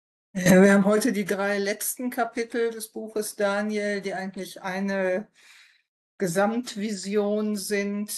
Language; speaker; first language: German; native; German